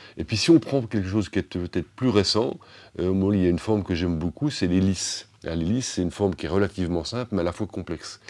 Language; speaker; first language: French; native; French